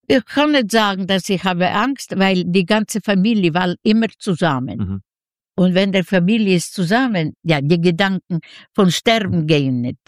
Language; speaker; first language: German; non-native, learner; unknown